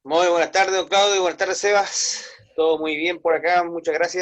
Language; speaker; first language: Spanish; native; Spanish